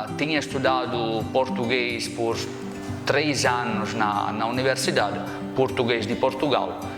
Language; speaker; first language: Portuguese; non-native, fluent; Italian